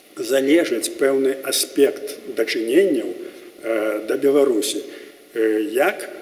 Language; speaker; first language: Russian; non-native, local second language; Belarusian